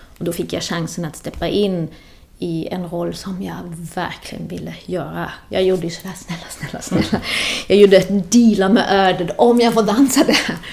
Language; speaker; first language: Swedish; non-native, fluent; German